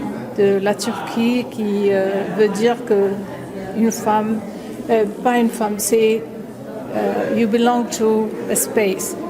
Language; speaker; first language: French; non-native, local second language; Arabic